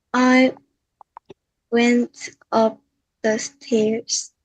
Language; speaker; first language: English; non-native, learner; Korean